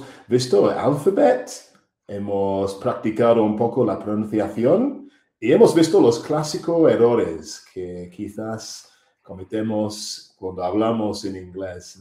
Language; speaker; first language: Spanish; non-native, fluent; English